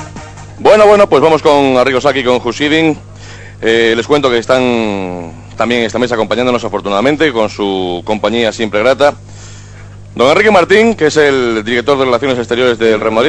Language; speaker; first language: Spanish; native; Spanish